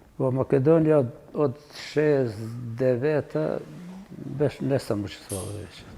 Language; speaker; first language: Macedonian; native; Macedonian